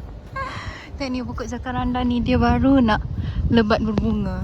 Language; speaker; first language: Malay; native; Malay